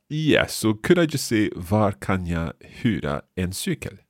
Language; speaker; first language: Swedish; non-native, learner; English